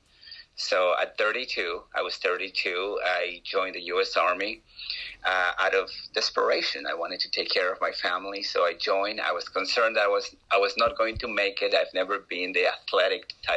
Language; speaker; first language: English; non-native, fluent; Spanish